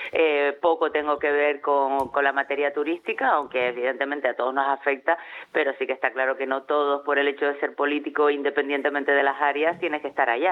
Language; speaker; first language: Spanish; native; Spanish